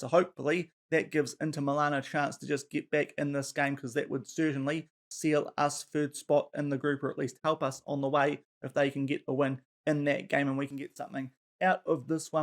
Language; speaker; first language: English; native; English